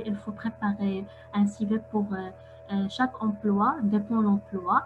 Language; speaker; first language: French; non-native, local second language; Arabic